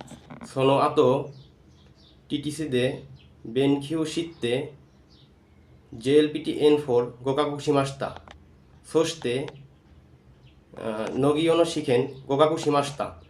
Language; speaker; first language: Japanese; non-native, learner; Bangla